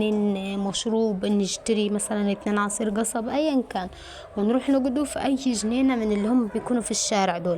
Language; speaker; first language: Arabic; native; Arabic